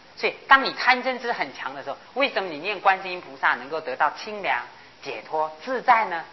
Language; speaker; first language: Chinese; non-native, local second language; Hakka Chinese